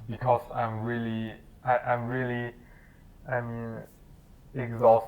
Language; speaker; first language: English; non-native, learner; Chinese